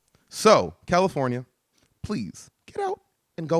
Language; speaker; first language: English; native; English